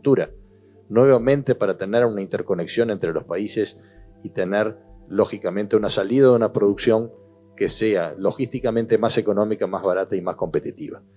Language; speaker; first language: Spanish; native; Spanish